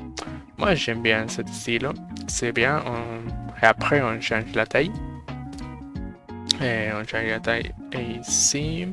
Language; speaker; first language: French; non-native, fluent; Spanish